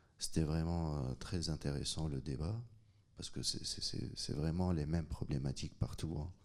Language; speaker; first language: French; non-native, local second language; Arabic